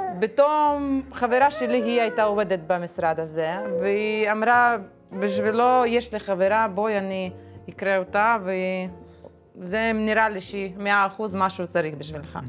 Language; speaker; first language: Hebrew; non-native, fluent; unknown